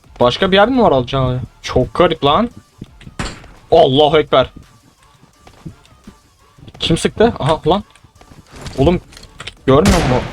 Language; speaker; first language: Turkish; native; Turkish